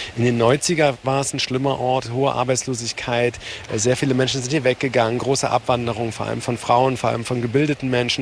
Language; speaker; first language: German; native; German